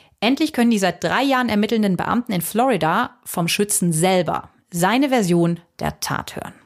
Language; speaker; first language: German; native; German